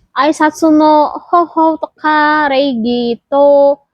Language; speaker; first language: Japanese; non-native, learner; Indonesian